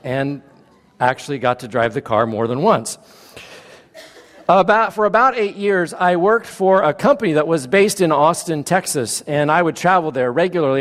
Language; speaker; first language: English; native; English